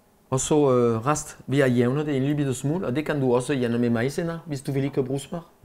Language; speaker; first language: Danish; non-native, fluent; French